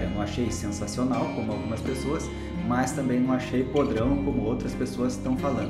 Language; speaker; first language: Portuguese; native; Portuguese